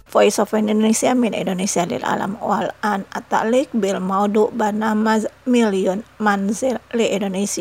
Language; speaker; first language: Arabic; non-native, fluent; Indonesian